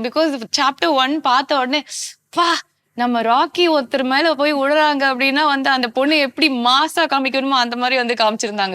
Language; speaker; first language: Tamil; native; Tamil